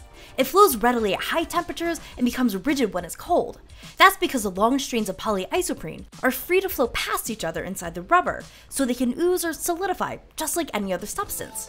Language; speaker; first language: English; native; English